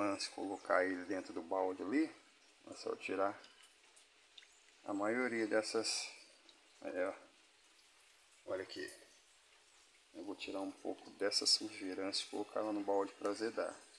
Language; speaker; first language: Portuguese; native; Portuguese